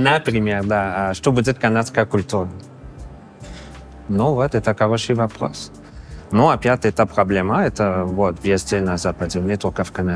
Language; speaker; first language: Russian; non-native, fluent; English